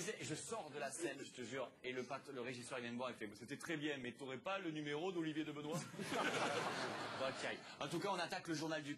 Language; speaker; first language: French; native; French